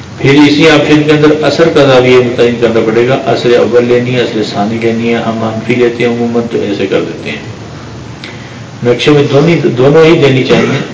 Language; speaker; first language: Urdu; non-native, local second language; Pashto